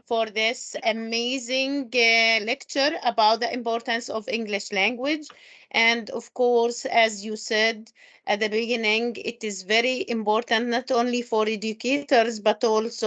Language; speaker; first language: English; non-native, fluent; Arabic